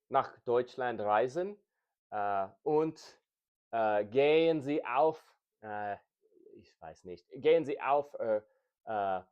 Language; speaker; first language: German; non-native, learner; English